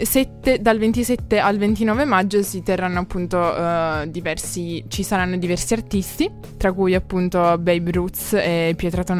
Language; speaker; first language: Italian; native; Italian